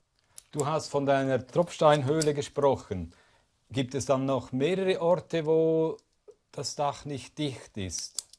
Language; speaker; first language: German; non-native, local second language; Romansh